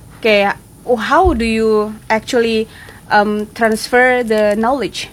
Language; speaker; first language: English; non-native, fluent; Indonesian